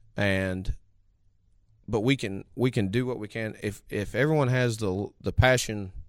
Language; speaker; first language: English; native; English